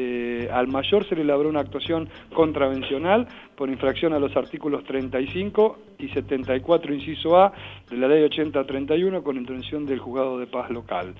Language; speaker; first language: Spanish; native; Spanish